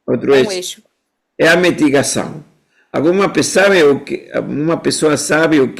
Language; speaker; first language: Portuguese; non-native, fluent; Spanish